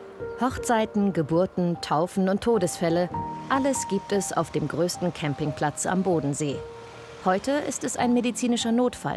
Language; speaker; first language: German; native; German